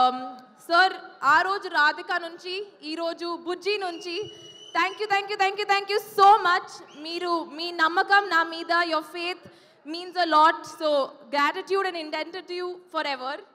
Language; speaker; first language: Telugu; non-native, local second language; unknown